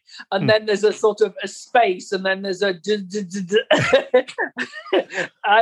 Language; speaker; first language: English; native; English